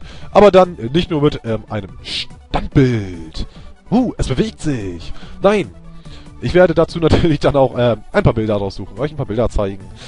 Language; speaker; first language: German; native; German